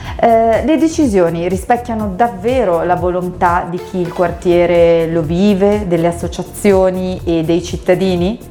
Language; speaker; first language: Italian; native; Italian